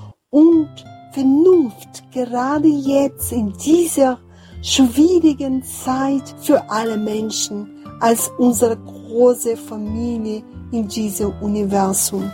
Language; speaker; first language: German; non-native, fluent; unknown